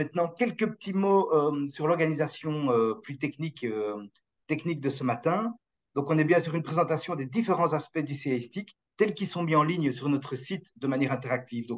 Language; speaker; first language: French; native; French